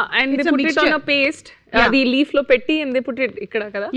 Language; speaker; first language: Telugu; non-native, local second language; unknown